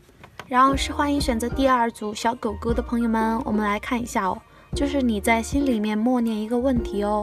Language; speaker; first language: Chinese; native; Chinese